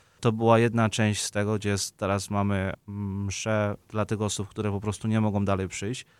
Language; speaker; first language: Polish; native; Polish